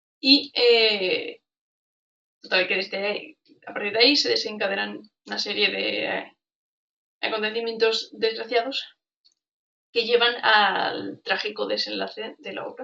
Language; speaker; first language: Spanish; native; Spanish